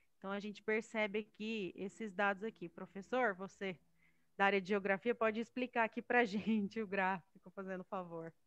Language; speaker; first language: Portuguese; native; Portuguese